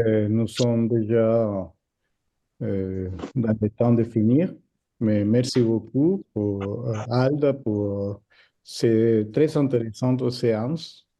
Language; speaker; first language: French; non-native, fluent; Spanish